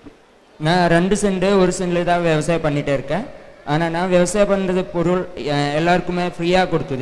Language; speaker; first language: Tamil; non-native, learner; Malayalam